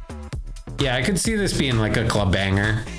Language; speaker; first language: English; native; English